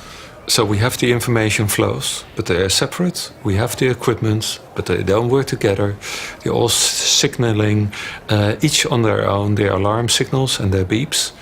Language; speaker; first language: English; non-native, fluent; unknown